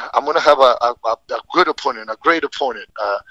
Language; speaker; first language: English; non-native, fluent; Spanish